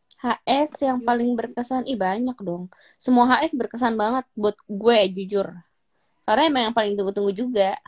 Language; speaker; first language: Indonesian; native; Indonesian